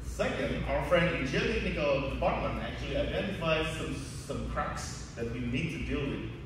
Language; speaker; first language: English; non-native, fluent; Indonesian